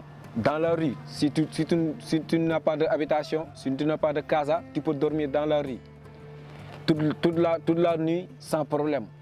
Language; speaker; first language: French; non-native, local second language; Wolof